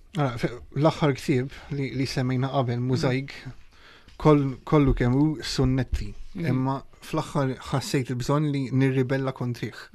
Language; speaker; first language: Maltese; early bilingual, heritage; Maltese